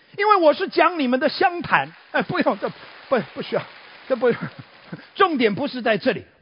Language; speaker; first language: Chinese; native; Chinese